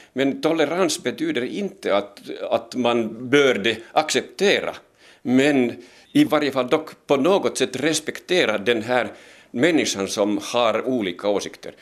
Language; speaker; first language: Swedish; non-native, local second language; Finnish